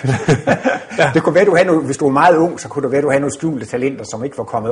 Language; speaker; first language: Danish; native; Danish